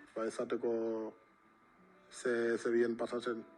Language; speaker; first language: Basque; native; Basque